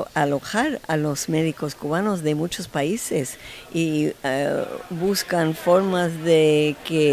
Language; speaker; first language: Spanish; non-native, fluent; English